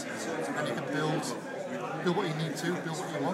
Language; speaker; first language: English; native; English